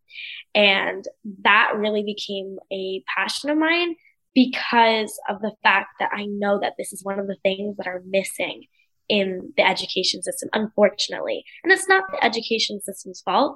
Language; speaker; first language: English; native; English